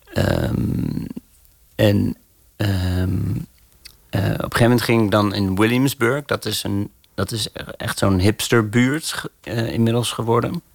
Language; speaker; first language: Dutch; native; Dutch